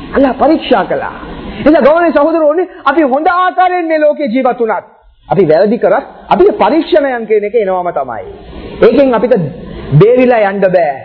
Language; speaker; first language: Sinhala; non-native, local second language; Tamil